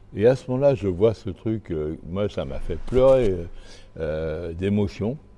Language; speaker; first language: French; native; French